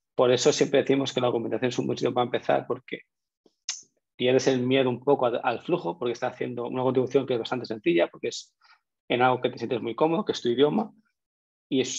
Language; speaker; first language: Spanish; native; Spanish